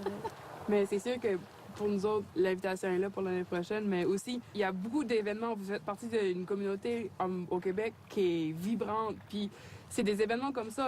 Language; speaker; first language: French; native; French